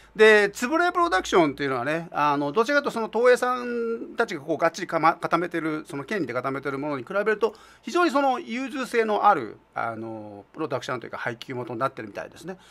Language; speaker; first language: Japanese; native; Japanese